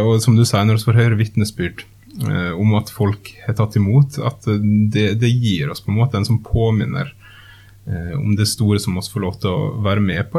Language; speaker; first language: Norwegian; native; Norwegian